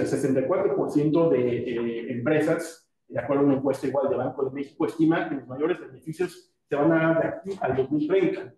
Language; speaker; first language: Spanish; native; Spanish